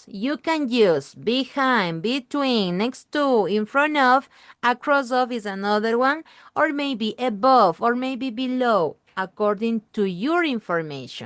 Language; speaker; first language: English; non-native, learner; Spanish